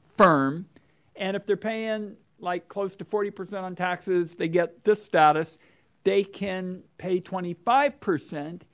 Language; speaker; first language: English; native; English